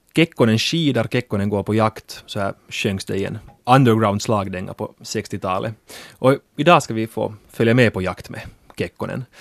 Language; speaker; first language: Swedish; native; Swedish